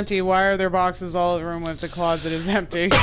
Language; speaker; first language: English; native; English